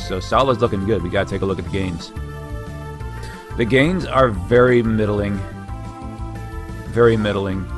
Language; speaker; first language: English; native; English